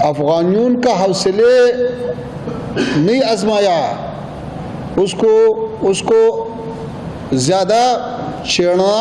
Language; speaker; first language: Hindi; non-native, fluent; Pashto